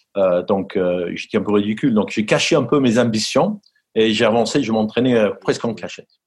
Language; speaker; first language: French; non-native, fluent; English